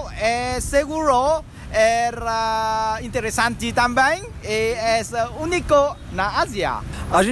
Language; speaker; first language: Portuguese; non-native, learner; Vietnamese